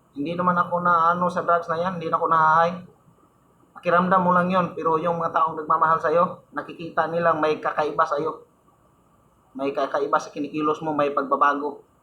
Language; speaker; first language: Filipino; non-native, local second language; Cebuano